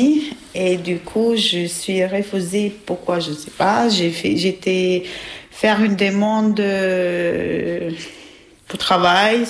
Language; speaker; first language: French; non-native, learner; Albanian